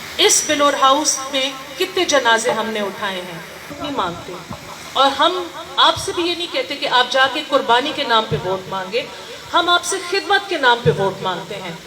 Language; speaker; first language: Urdu; non-native, local second language; Northern Hindko